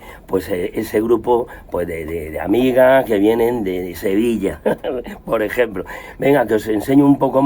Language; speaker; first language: Spanish; native; Spanish